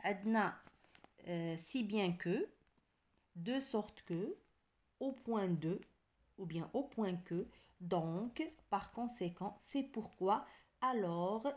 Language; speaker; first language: French; non-native, local second language; Arabic